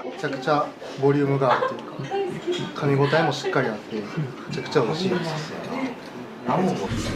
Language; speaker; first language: Japanese; native; Japanese